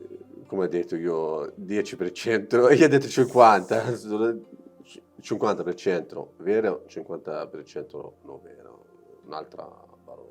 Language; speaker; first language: Italian; non-native, learner; Arabic